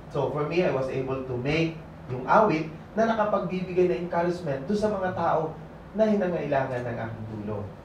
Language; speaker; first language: Filipino; native; Filipino